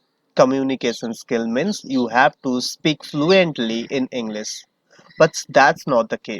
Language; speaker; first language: English; non-native, learner; Hindi